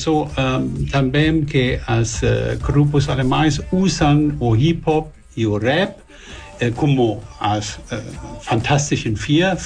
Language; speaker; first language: Portuguese; non-native, learner; German